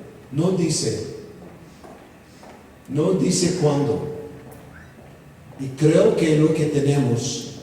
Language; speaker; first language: Spanish; non-native, fluent; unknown